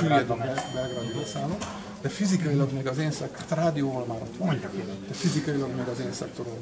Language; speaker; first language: Hungarian; native; Hungarian